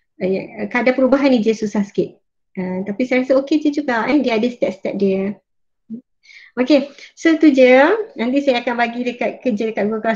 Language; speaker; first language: Malay; native; Malay